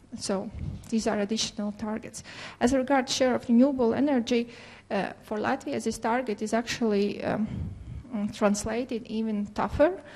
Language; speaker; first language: English; non-native, fluent; Latvian